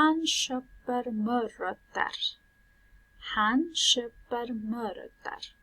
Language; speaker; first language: Swedish; non-native, fluent; Pashto